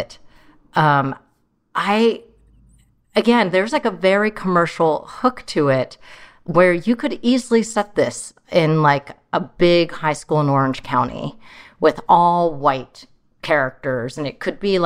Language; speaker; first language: English; early bilingual, other home language; Chinese